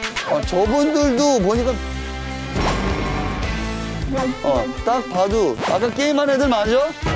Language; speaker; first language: Korean; early bilingual, heritage; Korean